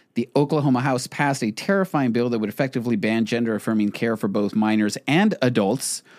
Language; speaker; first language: English; native; English